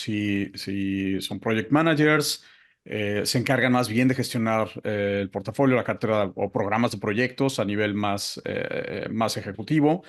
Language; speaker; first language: Spanish; native; Spanish